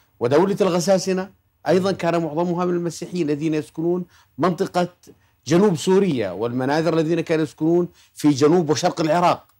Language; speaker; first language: Arabic; native; Arabic